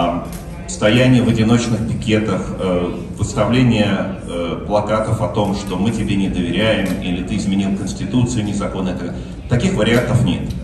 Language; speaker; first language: Russian; native; Russian